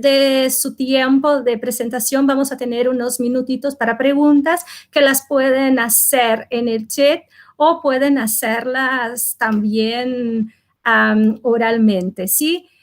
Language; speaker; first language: Spanish; non-native, fluent; Portuguese